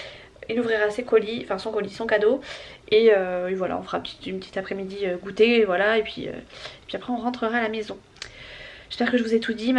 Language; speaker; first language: French; native; French